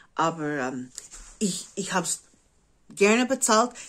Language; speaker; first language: German; non-native, fluent; English